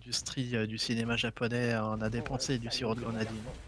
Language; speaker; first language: French; native; French